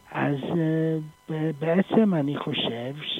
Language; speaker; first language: Hebrew; non-native, fluent; English